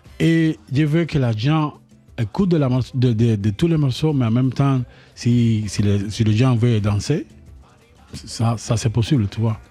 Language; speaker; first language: French; non-native, learner; Spanish